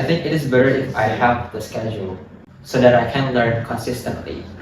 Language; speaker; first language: English; non-native, fluent; Indonesian